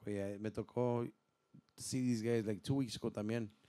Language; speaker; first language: Spanish; early bilingual, heritage; Spanish